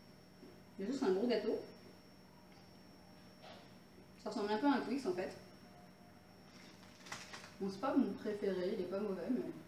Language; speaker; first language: French; native; French